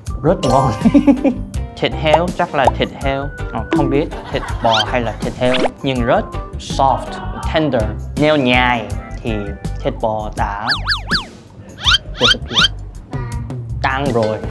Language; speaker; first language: Vietnamese; non-native, fluent; Korean